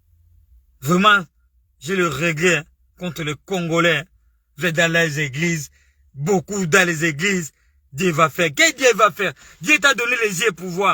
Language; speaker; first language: French; non-native, local second language; Lingala